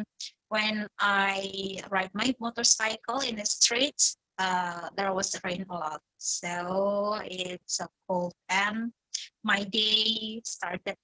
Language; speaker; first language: English; non-native, fluent; Indonesian